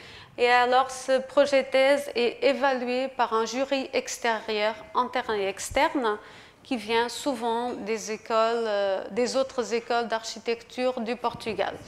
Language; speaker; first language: French; non-native, fluent; Portuguese